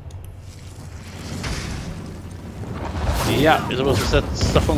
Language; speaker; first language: English; non-native, fluent; Norwegian